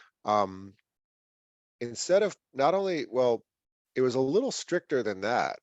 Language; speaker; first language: English; native; English